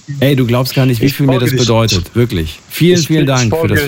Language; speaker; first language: German; native; German